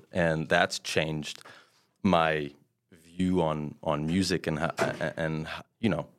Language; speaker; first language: English; non-native, fluent; French